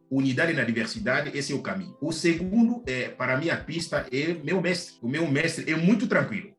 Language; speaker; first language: Portuguese; non-native, fluent; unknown